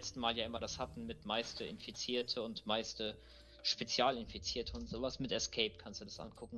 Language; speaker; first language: German; native; German